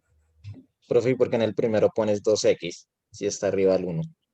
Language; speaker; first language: Spanish; native; Spanish